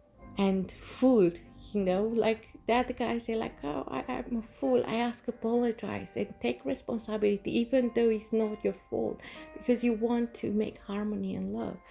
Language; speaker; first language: English; non-native, fluent; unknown